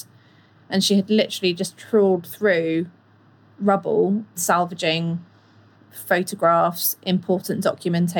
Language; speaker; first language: English; native; English